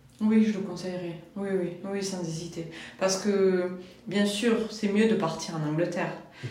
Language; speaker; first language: French; native; French